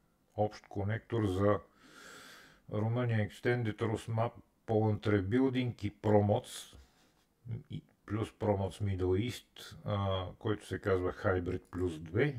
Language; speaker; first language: Bulgarian; native; Bulgarian